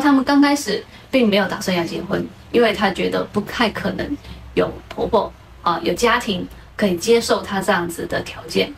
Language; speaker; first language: Chinese; native; Chinese